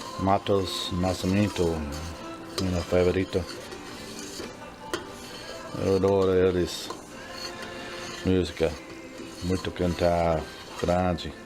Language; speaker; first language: Portuguese; non-native, learner; English